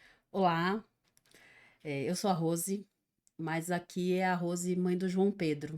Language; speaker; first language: Portuguese; native; Portuguese